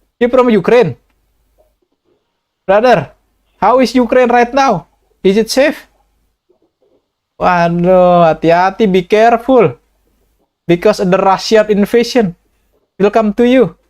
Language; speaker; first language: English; non-native, learner; Indonesian